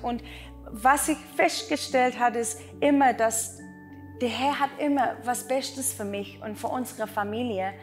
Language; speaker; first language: German; non-native, learner; Afrikaans